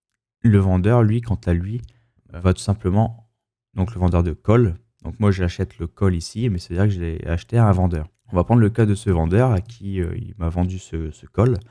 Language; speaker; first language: French; native; French